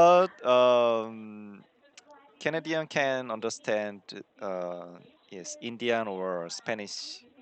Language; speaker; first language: English; non-native, learner; Korean